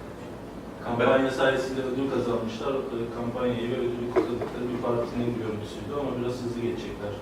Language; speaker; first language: Turkish; native; Turkish